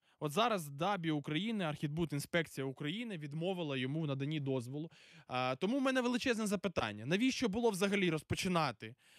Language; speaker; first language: Ukrainian; native; Ukrainian